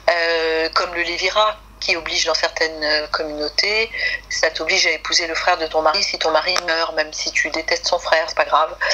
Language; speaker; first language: French; native; French